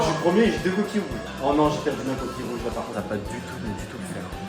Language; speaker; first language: French; native; French